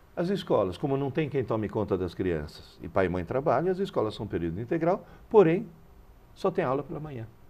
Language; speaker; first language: Portuguese; early bilingual, other home language; Italian